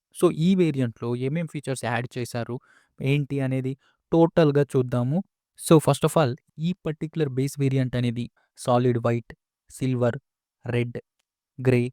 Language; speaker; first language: Telugu; native; Telugu